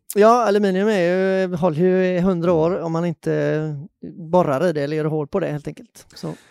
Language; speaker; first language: Swedish; native; Swedish